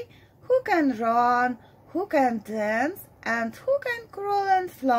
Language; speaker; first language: English; non-native, fluent; Russian